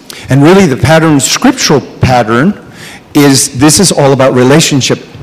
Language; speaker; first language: English; native; English